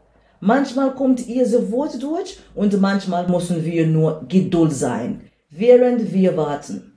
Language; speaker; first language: German; non-native, learner; English